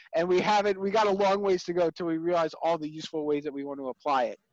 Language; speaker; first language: English; native; English